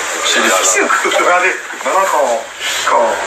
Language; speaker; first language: French; native; French